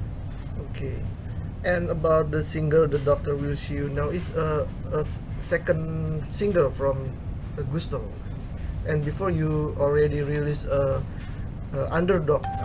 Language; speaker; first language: English; non-native, learner; Indonesian